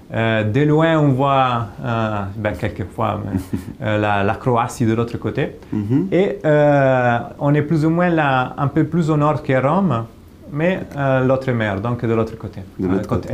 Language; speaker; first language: French; non-native, fluent; Italian